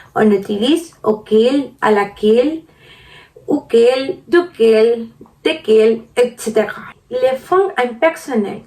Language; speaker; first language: French; non-native, learner; Spanish